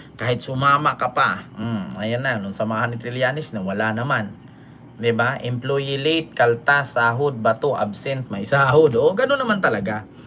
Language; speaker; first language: Filipino; non-native, local second language; Cebuano